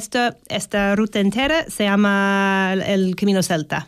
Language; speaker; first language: Spanish; non-native, fluent; English